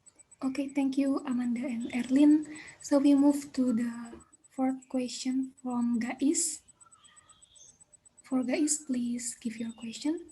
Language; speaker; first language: English; non-native, learner; Indonesian